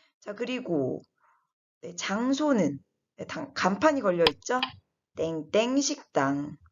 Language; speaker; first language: Korean; native; Korean